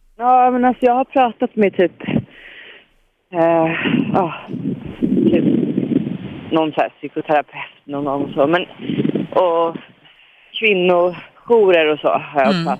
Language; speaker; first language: Swedish; native; Swedish